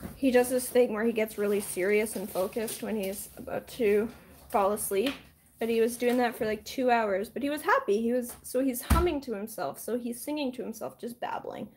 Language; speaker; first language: English; native; English